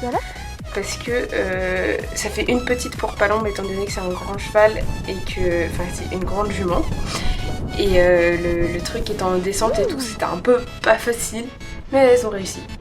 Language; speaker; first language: French; native; French